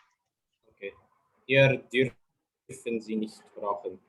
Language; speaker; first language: German; non-native, learner; Indonesian